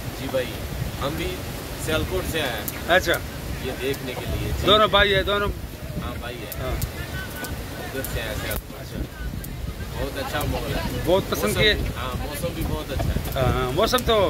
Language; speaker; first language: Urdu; non-native, local second language; Pashto